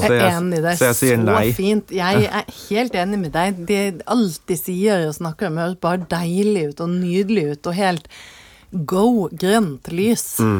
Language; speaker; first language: Norwegian; native; Norwegian